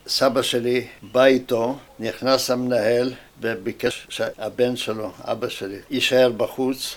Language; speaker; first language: Hebrew; native; Hebrew